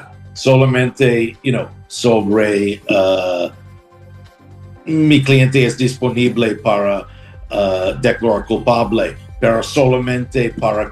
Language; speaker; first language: Spanish; non-native, learner; English